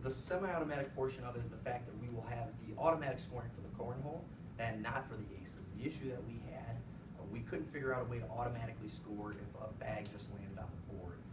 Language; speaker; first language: English; native; English